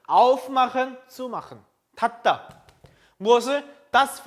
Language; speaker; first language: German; non-native, fluent; Korean